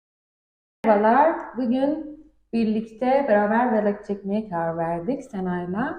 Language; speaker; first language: Turkish; non-native, learner; Persian